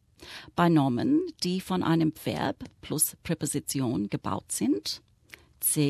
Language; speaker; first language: German; non-native, fluent; English